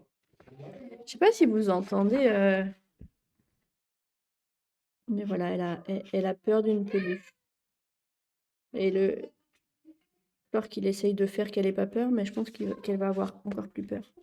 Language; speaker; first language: French; native; French